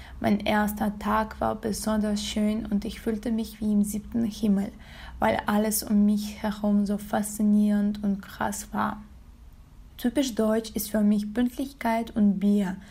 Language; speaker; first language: German; non-native, learner; Russian